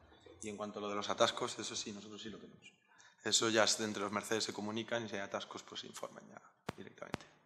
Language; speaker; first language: Spanish; native; Spanish